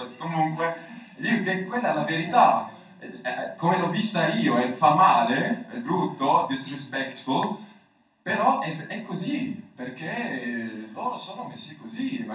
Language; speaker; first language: Italian; non-native, fluent; Arabic